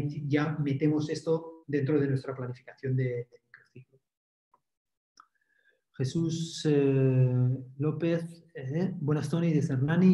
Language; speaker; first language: Spanish; native; Spanish